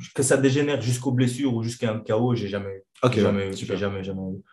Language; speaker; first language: French; non-native, fluent; Chechen